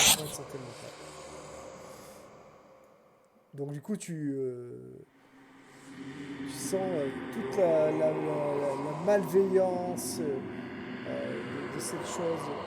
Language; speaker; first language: French; native; French